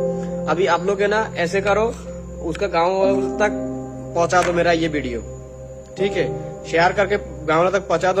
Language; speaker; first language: Hindi; non-native, fluent; Bangla